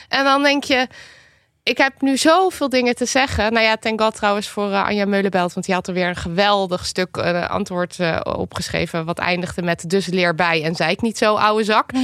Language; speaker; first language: Dutch; native; Dutch